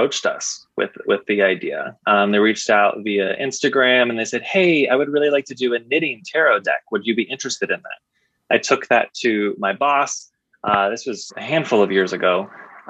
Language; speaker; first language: English; native; English